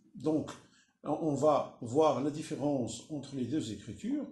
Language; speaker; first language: French; non-native, local second language; Arabic